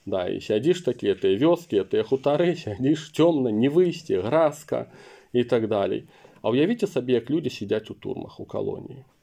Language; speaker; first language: Belarusian; non-native, local second language; Russian